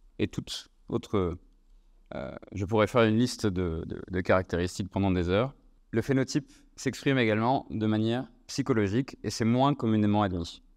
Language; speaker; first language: French; native; French